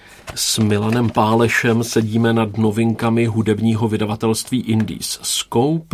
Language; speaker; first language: Czech; native; Czech